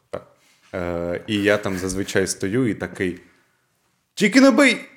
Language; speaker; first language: Ukrainian; non-native, local second language; Russian